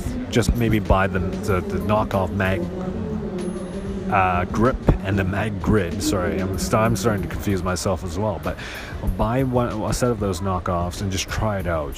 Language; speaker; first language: English; non-native, local second language; Cantonese